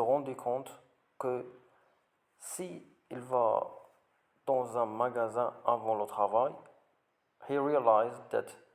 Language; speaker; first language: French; non-native, learner; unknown